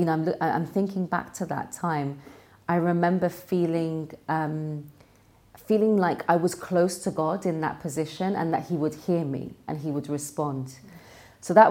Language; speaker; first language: English; native; English